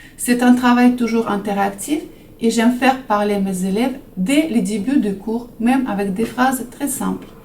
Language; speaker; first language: French; non-native, fluent; Russian